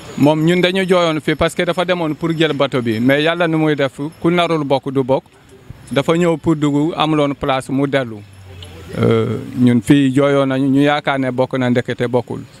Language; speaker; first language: Wolof; non-native, local second language; Jola-Fonyi